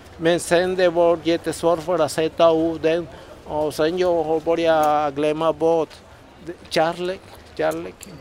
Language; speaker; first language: Swedish; non-native, learner; Spanish